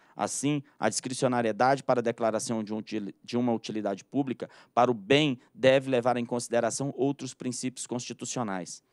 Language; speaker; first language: Portuguese; native; Portuguese